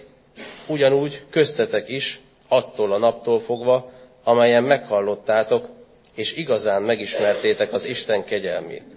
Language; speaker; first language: Hungarian; native; Hungarian